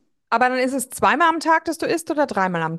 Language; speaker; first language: German; native; German